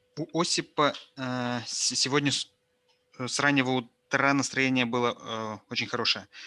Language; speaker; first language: Russian; native; Russian